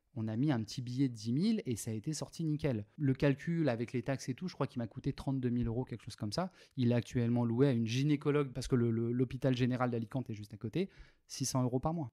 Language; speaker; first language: French; native; French